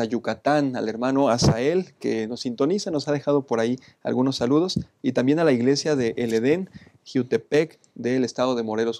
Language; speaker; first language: Spanish; native; Spanish